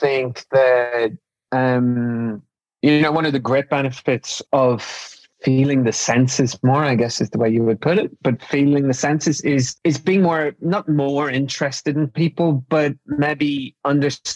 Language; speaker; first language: English; native; English